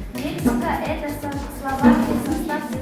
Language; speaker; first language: Russian; non-native, local second language; Kazakh